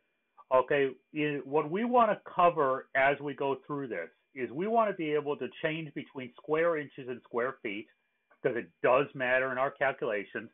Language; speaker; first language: English; native; English